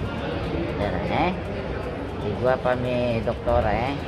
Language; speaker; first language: Spanish; non-native, learner; Filipino